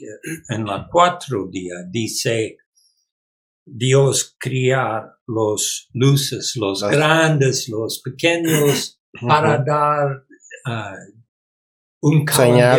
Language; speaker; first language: Spanish; non-native, learner; English